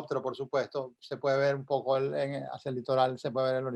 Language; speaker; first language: Spanish; native; Spanish